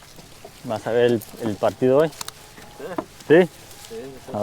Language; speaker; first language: Spanish; early bilingual, heritage; English